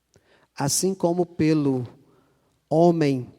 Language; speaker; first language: Portuguese; native; Portuguese